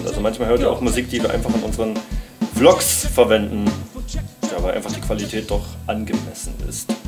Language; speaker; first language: German; native; German